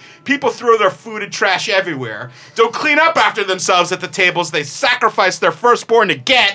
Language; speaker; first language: English; native; English